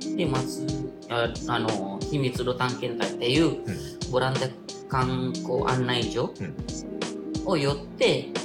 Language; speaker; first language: Japanese; non-native, fluent; Indonesian